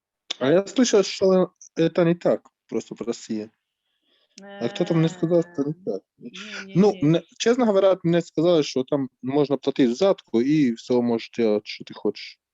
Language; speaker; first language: Russian; non-native, learner; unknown